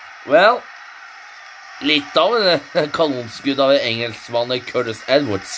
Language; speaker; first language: Norwegian; native; Norwegian